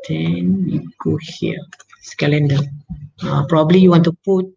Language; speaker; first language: English; non-native, local second language; Malay